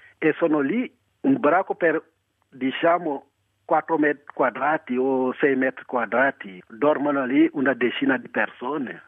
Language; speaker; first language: Italian; non-native, fluent; Wolof